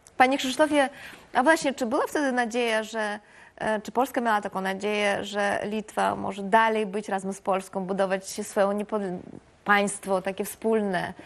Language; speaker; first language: Polish; native; Polish